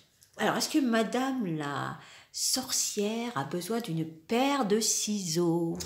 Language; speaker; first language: French; native; French